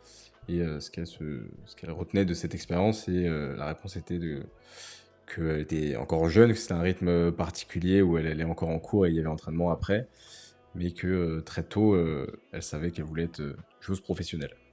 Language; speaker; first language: French; native; French